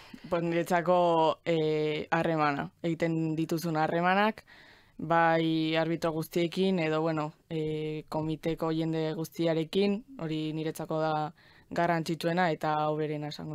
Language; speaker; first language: Basque; non-native, local second language; Spanish